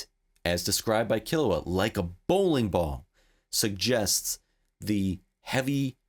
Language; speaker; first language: English; native; English